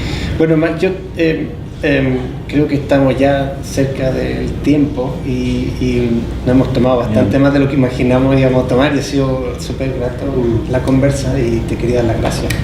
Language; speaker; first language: Spanish; native; Spanish